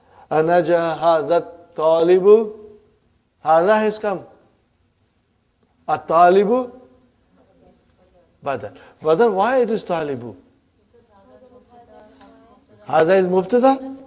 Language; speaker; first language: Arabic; non-native, fluent; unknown